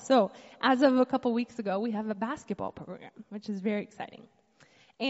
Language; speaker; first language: English; native; English